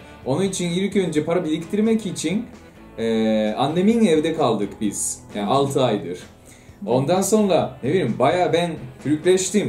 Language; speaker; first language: Turkish; non-native, fluent; Japanese